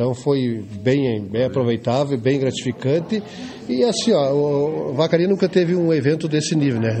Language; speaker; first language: Portuguese; native; Portuguese